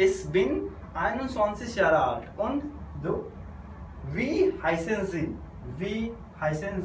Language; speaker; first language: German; non-native, learner; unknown